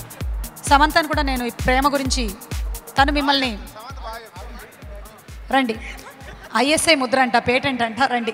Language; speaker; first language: Telugu; native; Telugu